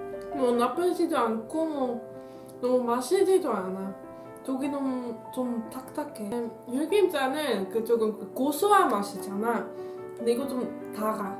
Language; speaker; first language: Korean; non-native, learner; Dutch